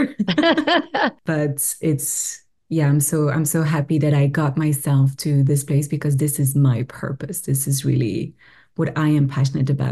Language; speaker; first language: English; non-native, fluent; French